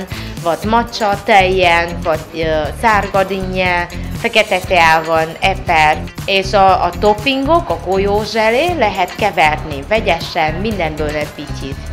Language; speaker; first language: Hungarian; non-native, learner; Vietnamese